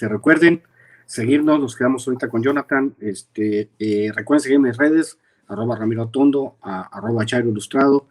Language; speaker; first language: Spanish; native; Spanish